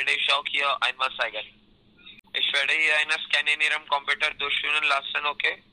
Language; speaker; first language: German; non-native, learner; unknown